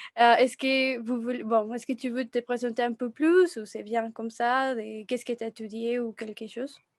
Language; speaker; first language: French; non-native, fluent; Spanish